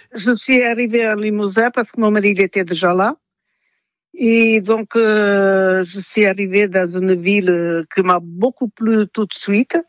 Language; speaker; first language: French; non-native, fluent; Portuguese